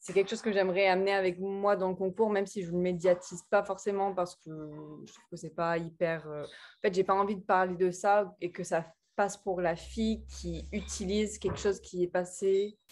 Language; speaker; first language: French; early bilingual, other home language; English